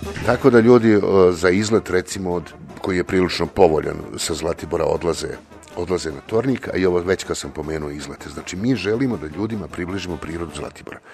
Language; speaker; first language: Serbian; native; Serbian